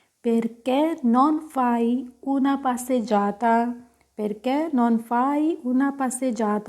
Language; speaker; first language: Italian; non-native, fluent; Punjabi